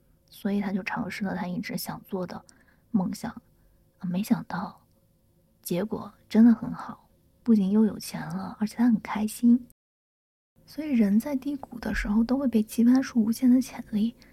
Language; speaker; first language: Chinese; native; Chinese